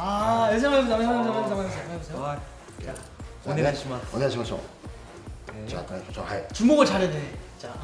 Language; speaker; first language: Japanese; non-native, learner; Korean